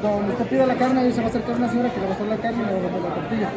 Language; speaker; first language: Spanish; native; Spanish